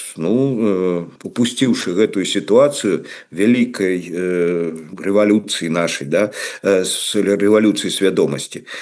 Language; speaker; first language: Belarusian; non-native, local second language; Russian